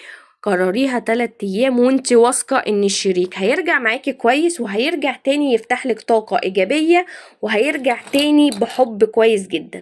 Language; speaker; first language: Arabic; native; Arabic